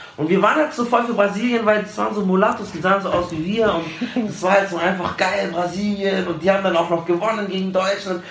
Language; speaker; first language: German; early bilingual, other home language; Arabic